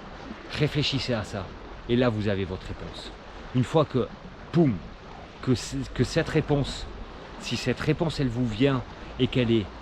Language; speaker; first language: French; native; French